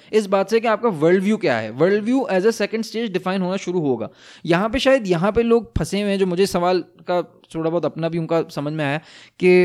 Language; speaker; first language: Urdu; native; Urdu